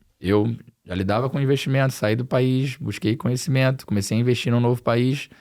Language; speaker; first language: Portuguese; native; Portuguese